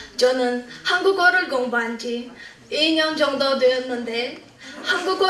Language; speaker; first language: Korean; non-native, learner; Kyrgyz